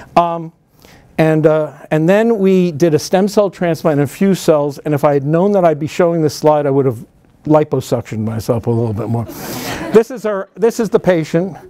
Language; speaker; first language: English; native; English